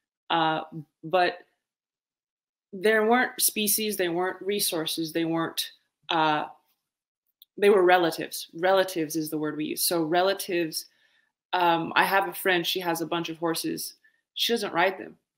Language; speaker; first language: English; native; English